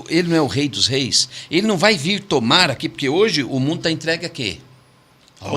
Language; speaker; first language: Portuguese; native; Portuguese